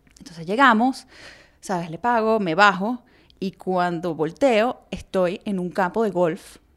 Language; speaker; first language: Spanish; native; Spanish